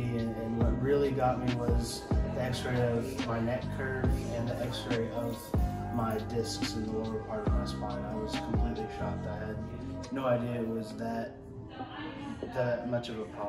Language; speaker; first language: English; native; English